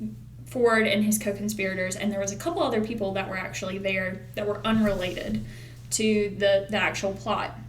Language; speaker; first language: English; native; English